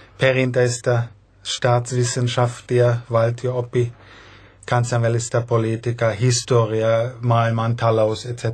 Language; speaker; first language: Finnish; non-native, fluent; German